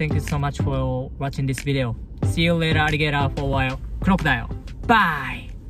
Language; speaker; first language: English; non-native, fluent; Japanese